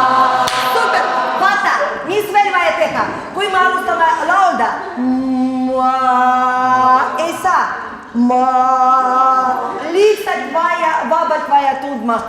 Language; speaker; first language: Estonian; non-native, learner; Russian